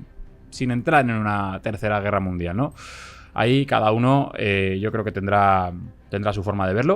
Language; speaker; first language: Spanish; native; Spanish